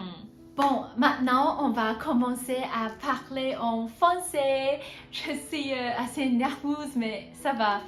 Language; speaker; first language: French; non-native, fluent; Hakka Chinese